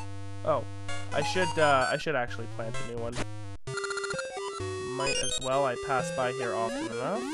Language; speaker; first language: English; native; English